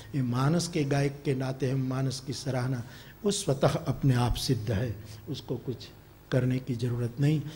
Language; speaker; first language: Hindi; non-native, local second language; Gujarati